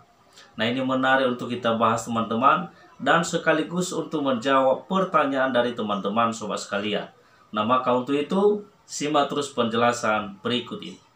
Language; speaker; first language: Indonesian; native; Indonesian